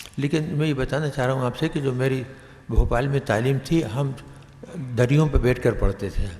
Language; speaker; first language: Urdu; native; Urdu